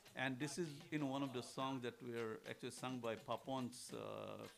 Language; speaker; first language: English; non-native, local second language; Assamese